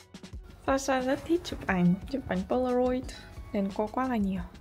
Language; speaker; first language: Vietnamese; non-native, learner; Russian